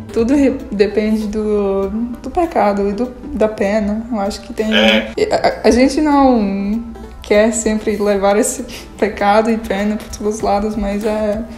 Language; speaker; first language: Portuguese; non-native, fluent; English